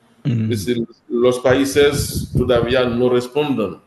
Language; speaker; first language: Spanish; non-native, fluent; Haitian Creole